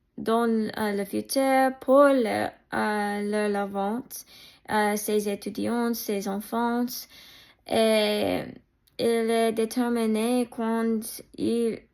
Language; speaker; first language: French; non-native, learner; English